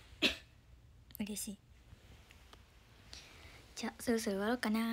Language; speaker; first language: Japanese; native; Japanese